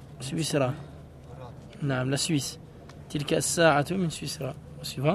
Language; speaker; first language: Arabic; non-native, fluent; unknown